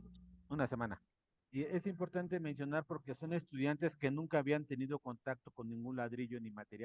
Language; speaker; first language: Spanish; native; Spanish